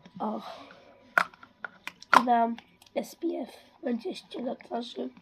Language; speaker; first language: Polish; early bilingual, heritage; Dutch